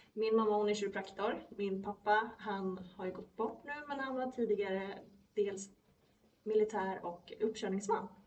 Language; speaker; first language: Swedish; early bilingual, other home language; Polish